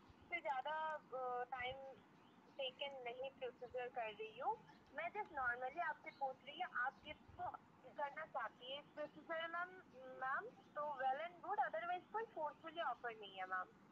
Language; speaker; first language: Hindi; native; Hindi